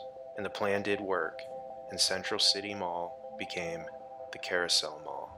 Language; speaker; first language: English; native; English